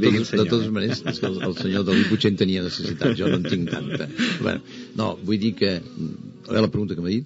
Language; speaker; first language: Catalan; native; Catalan